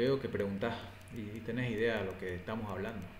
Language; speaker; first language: Spanish; native; Spanish